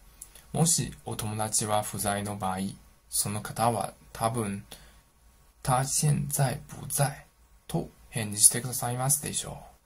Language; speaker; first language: Japanese; non-native, fluent; Chinese